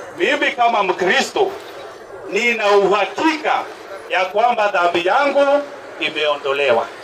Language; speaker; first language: Swahili; non-native, local second language; Kikuyu